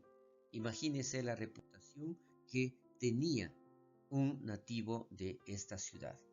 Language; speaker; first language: Spanish; native; Spanish